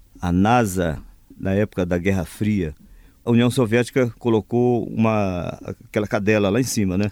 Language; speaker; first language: Portuguese; native; Portuguese